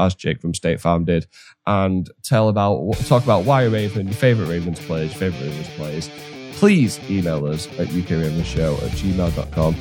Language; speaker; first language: English; native; English